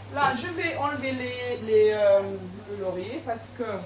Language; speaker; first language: French; non-native, fluent; Portuguese